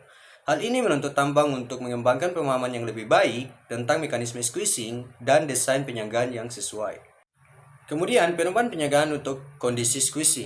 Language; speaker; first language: Indonesian; native; Indonesian